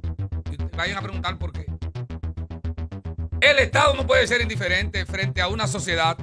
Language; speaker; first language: Spanish; native; Spanish